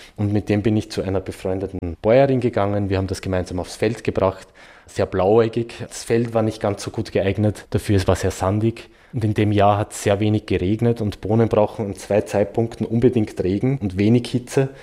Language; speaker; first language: German; native; German